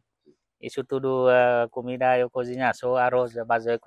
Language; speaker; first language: Portuguese; non-native, learner; Vietnamese